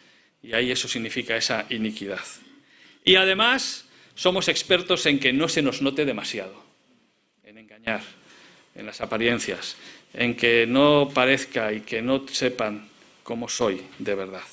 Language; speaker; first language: Spanish; native; Spanish